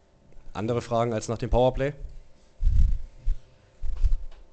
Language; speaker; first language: German; native; German